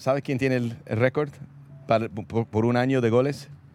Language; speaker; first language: Spanish; non-native, learner; English